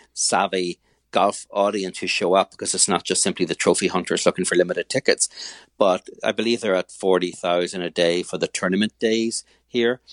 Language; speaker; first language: English; native; English